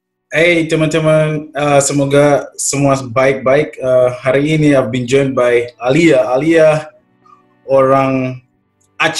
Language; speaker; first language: Indonesian; non-native, learner; English